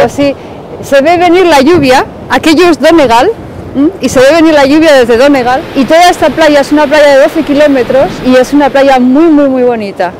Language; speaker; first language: Spanish; native; Spanish